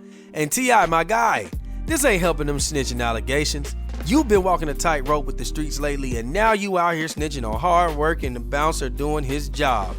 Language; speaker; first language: English; native; English